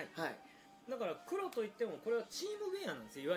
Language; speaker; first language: Japanese; native; Japanese